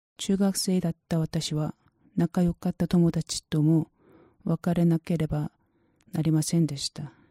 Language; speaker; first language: Japanese; non-native, learner; Korean